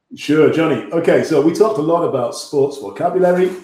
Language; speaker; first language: English; native; English